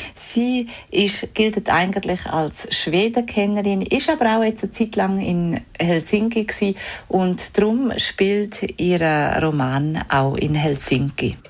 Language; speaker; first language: German; native; German